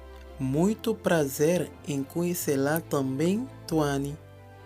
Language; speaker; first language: Portuguese; non-native, fluent; Haitian Creole